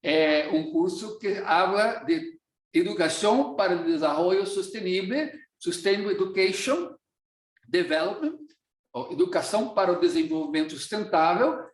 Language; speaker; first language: Portuguese; non-native, fluent; Spanish